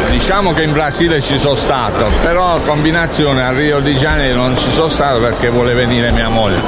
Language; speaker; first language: Italian; native; Italian